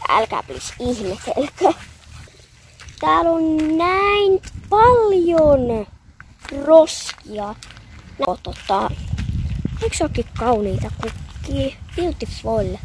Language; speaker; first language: Finnish; early bilingual, other home language; Filipino